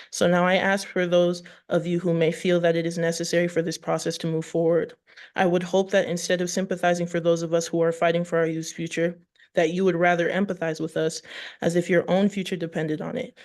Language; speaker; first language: English; native; English